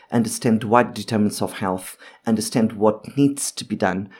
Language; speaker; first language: English; non-native, fluent; Portuguese